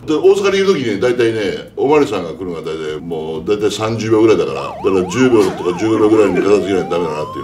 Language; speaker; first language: Japanese; native; Japanese